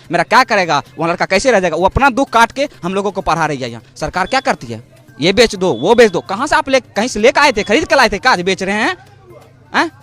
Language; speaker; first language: Hindi; native; Hindi